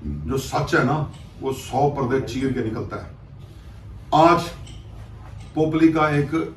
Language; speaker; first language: Hindi; non-native, local second language; Punjabi